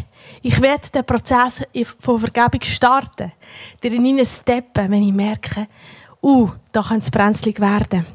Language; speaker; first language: German; native; German